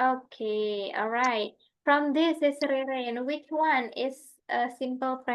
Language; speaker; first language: English; non-native, fluent; Indonesian